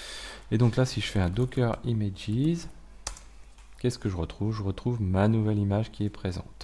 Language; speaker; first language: French; native; French